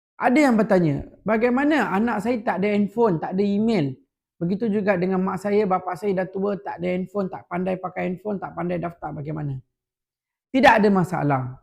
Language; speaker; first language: Malay; non-native, local second language; Tamil